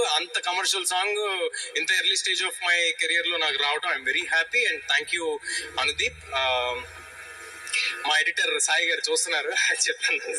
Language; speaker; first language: Telugu; native; Telugu